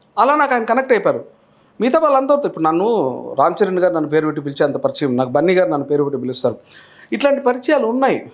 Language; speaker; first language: Telugu; native; Telugu